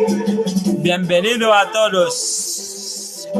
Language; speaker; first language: Spanish; non-native, learner; Haitian Creole